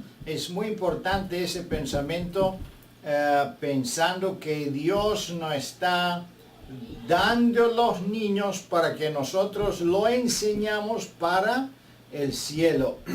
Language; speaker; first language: Spanish; non-native, fluent; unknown